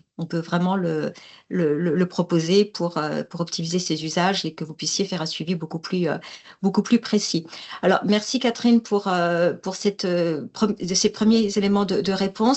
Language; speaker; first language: French; native; French